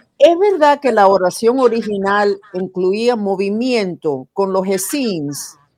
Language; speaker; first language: Spanish; non-native, fluent; English